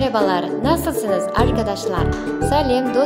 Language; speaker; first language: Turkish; non-native, fluent; Kazakh